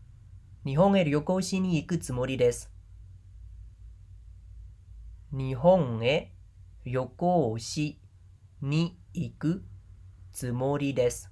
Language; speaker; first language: Japanese; non-native, fluent; Khmer